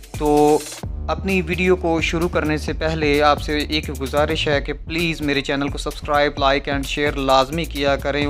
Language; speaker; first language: Urdu; non-native, local second language; Punjabi